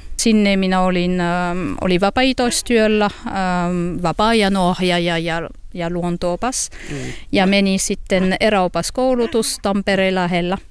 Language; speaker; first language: Finnish; non-native, learner; French